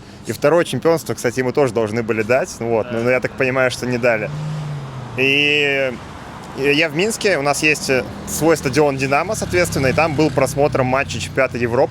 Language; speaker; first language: Russian; native; Russian